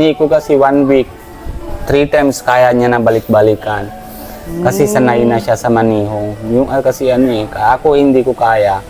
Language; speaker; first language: Filipino; non-native, learner; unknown